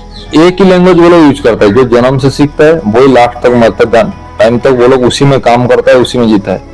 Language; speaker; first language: Hindi; non-native, local second language; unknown